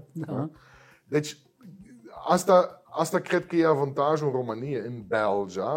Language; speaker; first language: Romanian; non-native, learner; Dutch